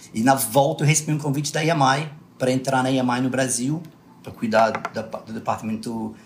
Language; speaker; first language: Portuguese; early bilingual, other home language; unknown